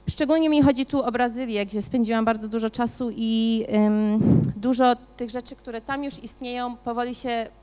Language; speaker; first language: Polish; early bilingual, other home language; English